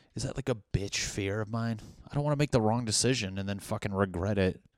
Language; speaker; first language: English; native; English